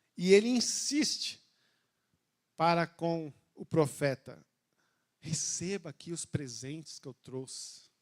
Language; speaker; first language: Portuguese; native; Portuguese